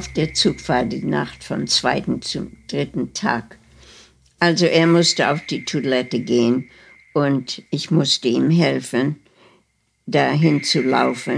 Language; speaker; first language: German; early bilingual, heritage; German